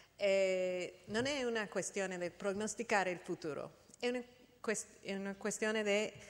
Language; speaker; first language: Italian; non-native, fluent; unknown